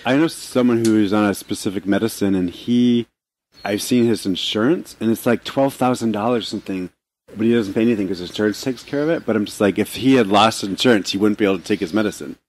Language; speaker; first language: English; native; English